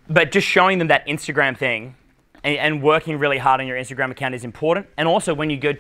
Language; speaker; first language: English; native; English